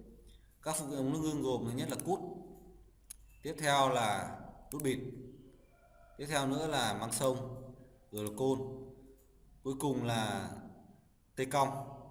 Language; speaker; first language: Vietnamese; native; Vietnamese